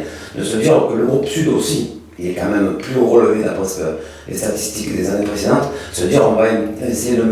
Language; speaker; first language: French; native; French